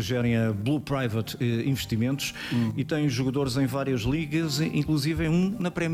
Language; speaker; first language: Portuguese; native; Portuguese